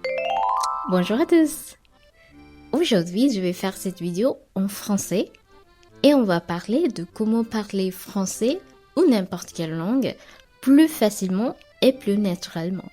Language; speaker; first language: French; non-native, fluent; Sinhala